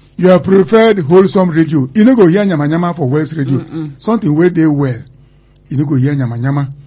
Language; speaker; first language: Nigerian Pidgin; non-native, local second language; Igbo